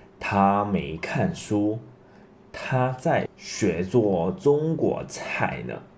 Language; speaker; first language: Chinese; non-native, fluent; English